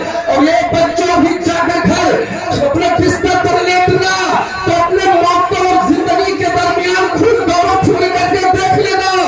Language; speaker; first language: Hindi; native; Hindi